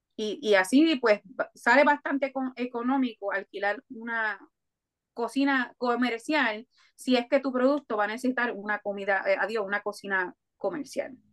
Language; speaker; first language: Spanish; native; Spanish